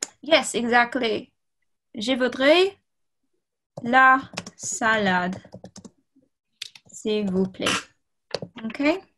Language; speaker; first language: French; non-native, fluent; English